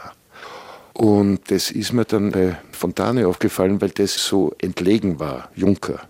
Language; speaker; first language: German; native; German